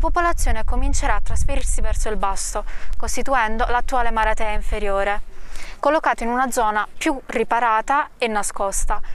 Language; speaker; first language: Italian; native; Italian